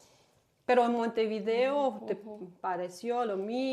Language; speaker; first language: Spanish; non-native, learner; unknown